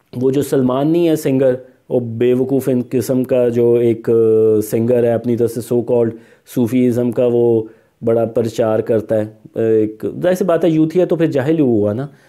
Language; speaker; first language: Urdu; non-native, local second language; Punjabi